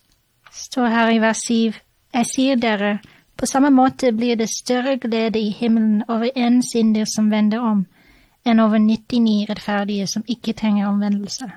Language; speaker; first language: Norwegian; non-native, fluent; English